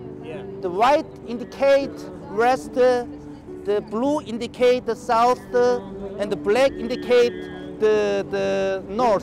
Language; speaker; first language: English; non-native, learner; Korean